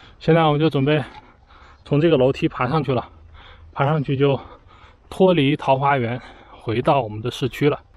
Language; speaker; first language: Chinese; native; Chinese